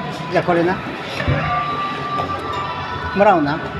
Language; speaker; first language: Japanese; non-native, learner; Filipino